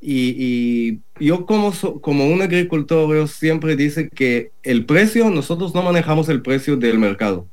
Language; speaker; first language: Spanish; non-native, learner; Hebrew